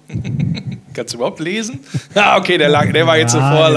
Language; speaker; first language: German; native; German